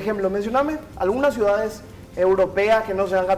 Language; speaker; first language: Spanish; native; Spanish